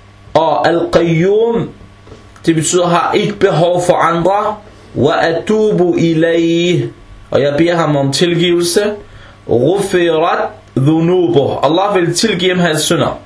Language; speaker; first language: Danish; early bilingual, other home language; Arabic